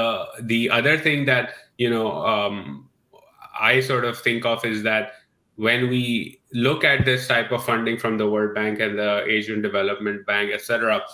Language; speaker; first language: English; non-native, local second language; Urdu